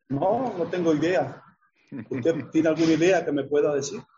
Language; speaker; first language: Spanish; native; Spanish